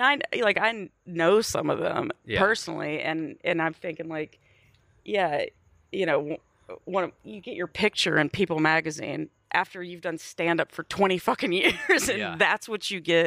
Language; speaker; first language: English; native; English